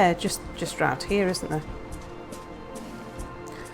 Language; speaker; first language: English; native; English